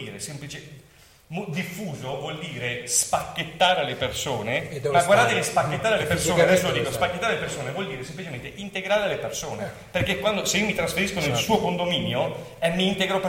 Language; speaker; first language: Italian; native; Italian